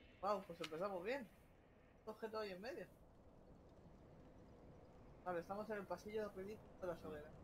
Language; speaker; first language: Spanish; native; Spanish